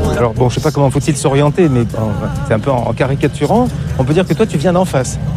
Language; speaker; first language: French; native; French